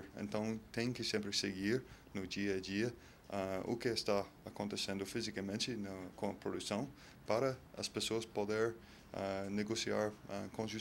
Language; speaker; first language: Portuguese; non-native, fluent; English